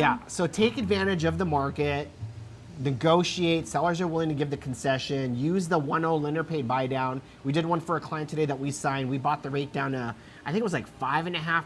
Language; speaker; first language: English; native; English